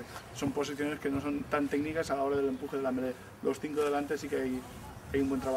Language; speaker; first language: Spanish; native; Spanish